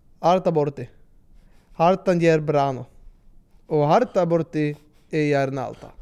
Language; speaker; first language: Swedish; native; Swedish